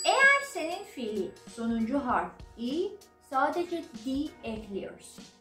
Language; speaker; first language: Turkish; non-native, fluent; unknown